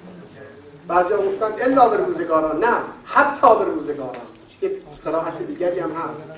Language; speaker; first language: Persian; native; Persian